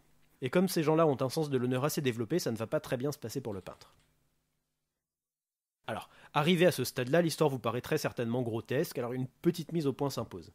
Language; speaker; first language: French; native; French